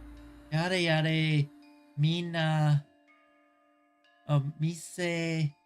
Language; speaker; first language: Japanese; non-native, learner; English